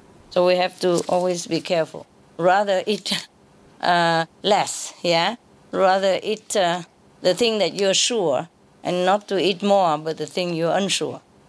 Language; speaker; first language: English; non-native, fluent; Vietnamese